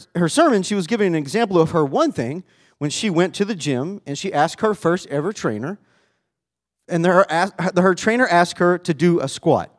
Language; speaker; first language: English; native; English